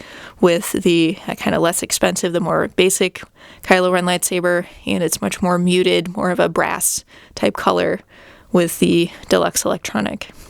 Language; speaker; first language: English; native; English